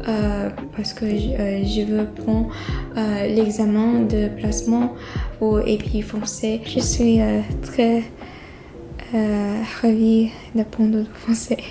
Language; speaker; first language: French; non-native, learner; English